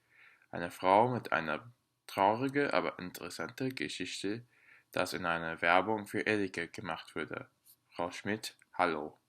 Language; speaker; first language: German; non-native, learner; English